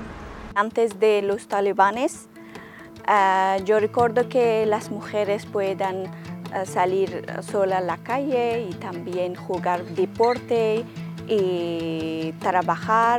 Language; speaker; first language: Spanish; non-native, learner; Persian